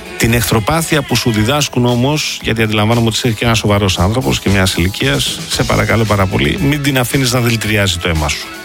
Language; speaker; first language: Greek; native; Greek